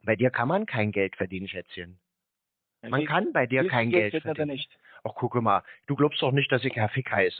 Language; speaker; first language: German; native; German